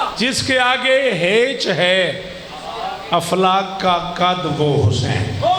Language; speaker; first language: Urdu; non-native, local second language; Punjabi